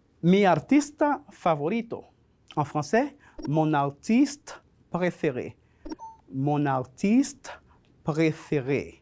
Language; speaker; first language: French; non-native, fluent; Spanish